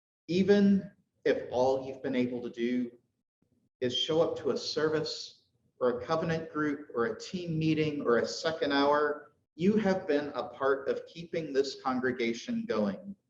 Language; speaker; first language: English; native; English